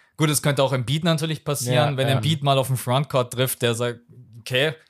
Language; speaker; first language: German; native; German